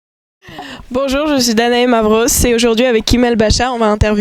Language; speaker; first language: French; non-native, fluent; Greek